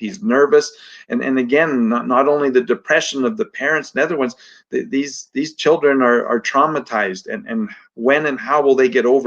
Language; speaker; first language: English; native; English